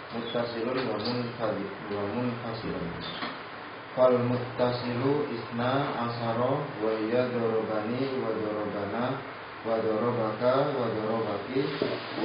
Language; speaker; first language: Arabic; non-native, learner; Indonesian